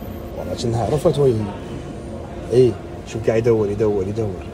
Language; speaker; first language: Arabic; native; Arabic